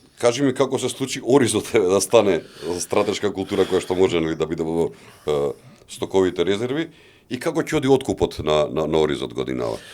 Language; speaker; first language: Macedonian; native; Macedonian